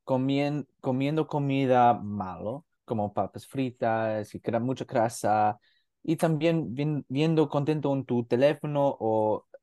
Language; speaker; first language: Spanish; non-native, learner; English